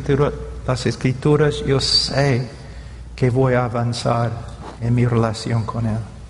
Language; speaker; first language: Spanish; non-native, fluent; English